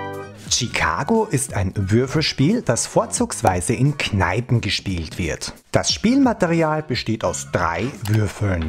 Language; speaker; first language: German; native; German